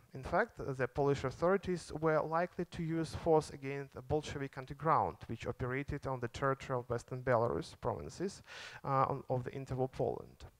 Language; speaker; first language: English; non-native, fluent; Belarusian